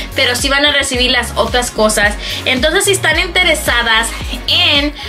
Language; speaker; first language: Spanish; native; Spanish